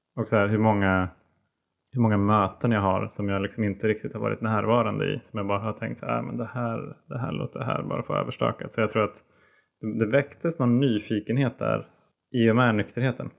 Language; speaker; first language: Swedish; native; Swedish